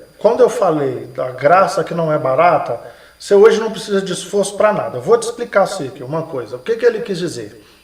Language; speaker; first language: Portuguese; native; Portuguese